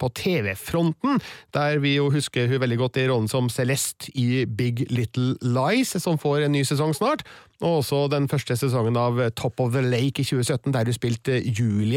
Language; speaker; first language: Norwegian; native; Norwegian